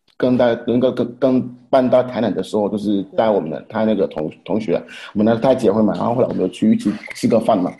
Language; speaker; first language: Chinese; non-native, fluent; Haitian Creole